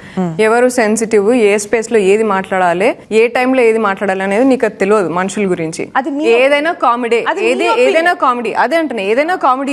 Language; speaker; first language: Telugu; native; Telugu